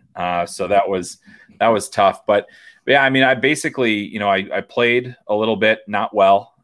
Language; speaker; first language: English; native; English